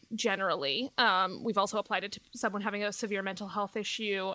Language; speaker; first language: English; native; English